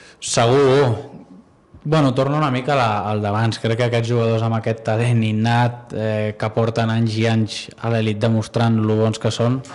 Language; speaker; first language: Catalan; native; Catalan